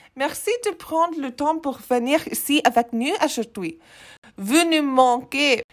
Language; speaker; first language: French; non-native, learner; English